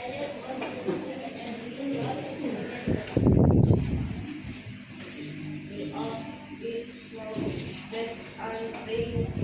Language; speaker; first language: English; non-native, learner; Indonesian